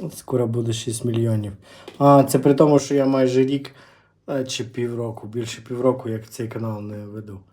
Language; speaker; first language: Ukrainian; non-native, local second language; Russian